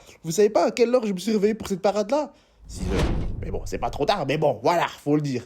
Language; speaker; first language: French; native; French